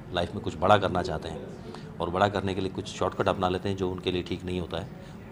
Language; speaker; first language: Hindi; native; Hindi